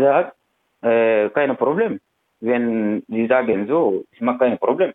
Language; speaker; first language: German; non-native, learner; Fula